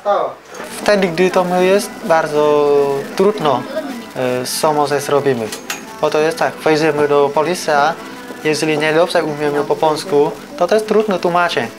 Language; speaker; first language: Polish; non-native, learner; Vietnamese